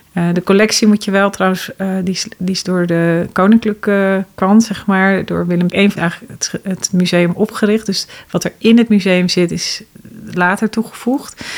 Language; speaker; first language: Dutch; native; Dutch